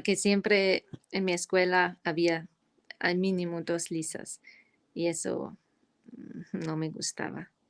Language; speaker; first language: Spanish; non-native, fluent; German